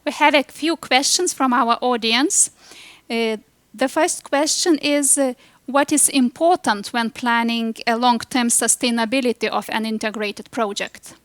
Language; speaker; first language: English; non-native, fluent; Lithuanian